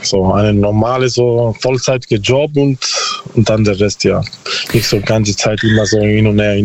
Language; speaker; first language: German; non-native, learner; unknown